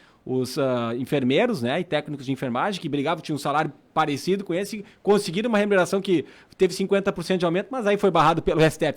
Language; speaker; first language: Portuguese; native; Portuguese